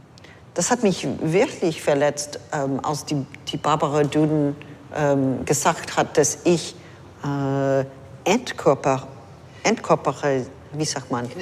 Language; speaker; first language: German; non-native, fluent; English